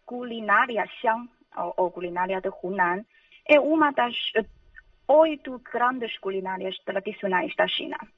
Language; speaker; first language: Portuguese; non-native, fluent; Chinese